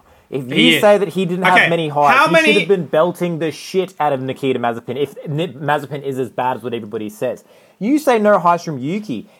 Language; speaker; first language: English; native; English